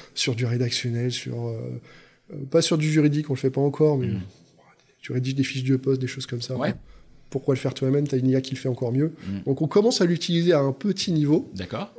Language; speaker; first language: French; native; French